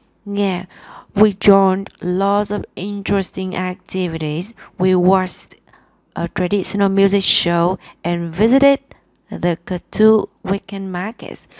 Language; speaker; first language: English; non-native, fluent; Vietnamese